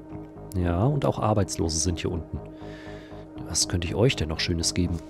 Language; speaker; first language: German; native; German